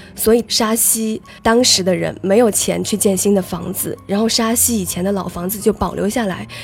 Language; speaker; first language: Chinese; native; Chinese